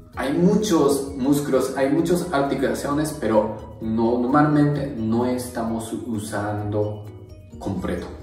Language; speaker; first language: Spanish; non-native, learner; Japanese